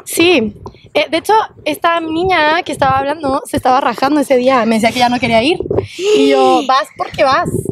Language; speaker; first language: Spanish; native; Spanish